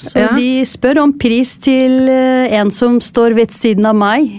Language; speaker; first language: Norwegian; non-native, fluent; Turkish